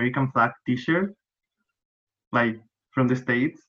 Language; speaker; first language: English; non-native, fluent; Spanish